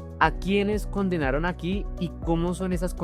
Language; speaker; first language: Spanish; native; Spanish